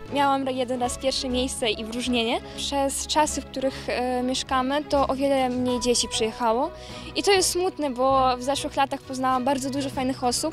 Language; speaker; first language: Polish; early bilingual, heritage; Polish